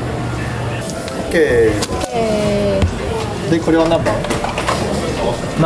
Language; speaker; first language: Japanese; non-native, learner; Chinese